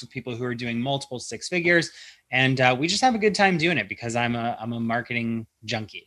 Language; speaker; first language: English; native; English